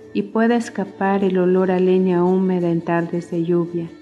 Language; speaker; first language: Spanish; non-native, local second language; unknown